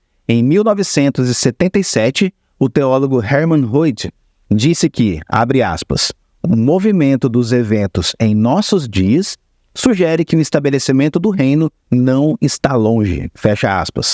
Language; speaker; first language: Portuguese; native; Portuguese